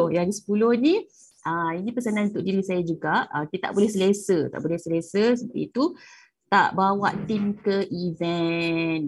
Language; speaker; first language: Malay; native; Malay